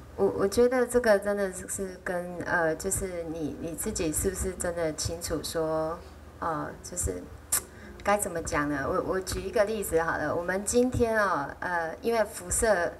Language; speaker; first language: Chinese; native; Chinese